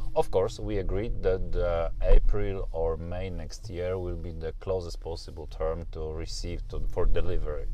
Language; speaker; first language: English; non-native, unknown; Polish